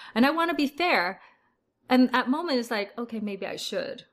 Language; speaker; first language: English; early bilingual, other home language; Vietnamese